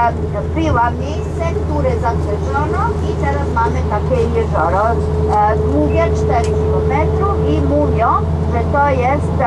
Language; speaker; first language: Polish; non-native, learner; Serbian